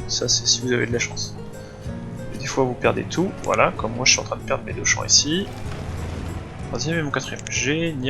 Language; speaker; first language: French; native; French